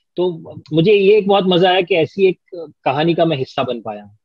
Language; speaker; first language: Hindi; non-native, local second language; Gujarati